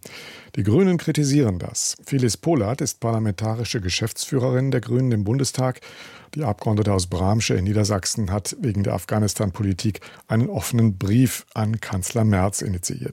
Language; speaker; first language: German; native; German